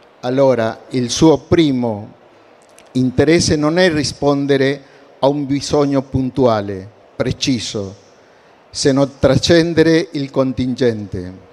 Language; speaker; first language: Italian; non-native, learner; Spanish